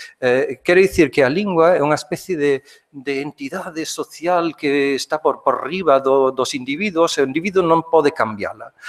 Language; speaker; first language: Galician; non-native, fluent; German